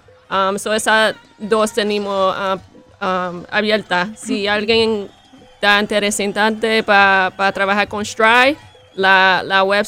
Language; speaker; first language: Spanish; early bilingual, heritage; Spanish